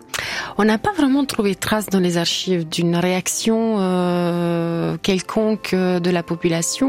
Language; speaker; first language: French; native; French